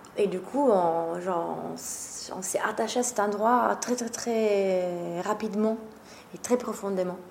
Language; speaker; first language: French; non-native, fluent; Italian